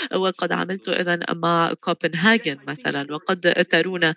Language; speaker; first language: Arabic; non-native, fluent; Tigrinya